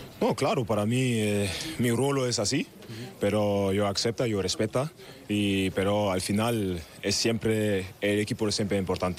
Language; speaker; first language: Spanish; non-native, learner; German